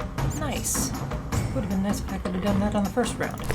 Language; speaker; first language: English; native; English